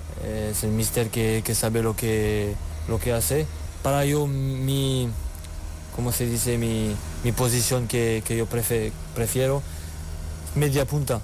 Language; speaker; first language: Spanish; non-native, learner; French